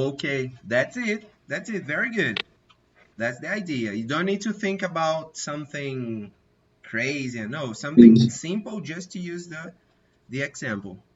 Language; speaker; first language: English; non-native, fluent; Portuguese